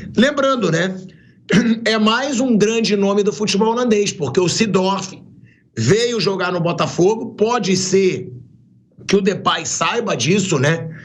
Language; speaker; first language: Portuguese; native; Portuguese